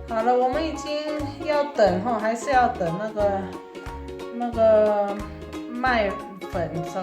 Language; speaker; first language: Chinese; early bilingual, heritage; Chinese